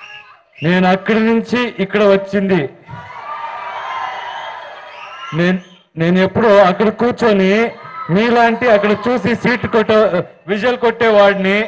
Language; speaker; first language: Telugu; non-native, learner; Kannada